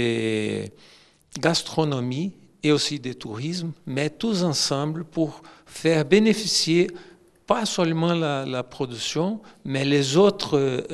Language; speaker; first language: French; non-native, fluent; Portuguese